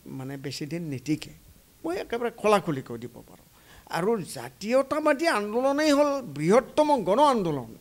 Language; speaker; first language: Assamese; native; Assamese